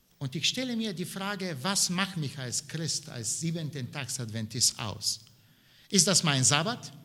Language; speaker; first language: German; non-native, fluent; Bulgarian